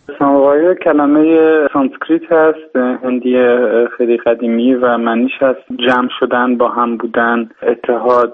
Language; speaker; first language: Persian; early bilingual, heritage; Persian